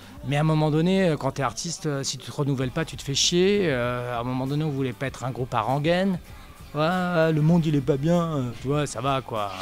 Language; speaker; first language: French; native; French